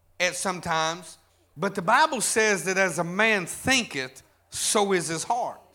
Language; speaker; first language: English; native; English